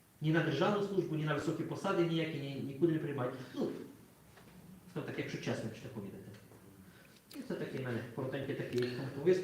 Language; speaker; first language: Ukrainian; native; Ukrainian